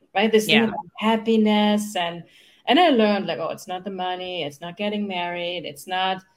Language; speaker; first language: English; non-native, fluent; German